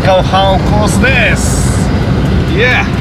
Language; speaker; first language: Japanese; native; Japanese